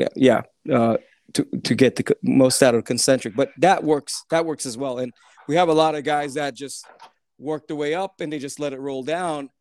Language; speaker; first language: English; early bilingual, other home language; Turkish